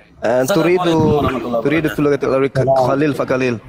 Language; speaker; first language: Arabic; non-native, learner; Indonesian